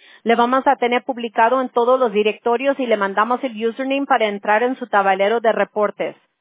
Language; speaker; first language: Spanish; early bilingual, other home language; English